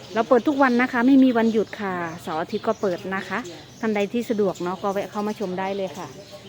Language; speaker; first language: Thai; native; Thai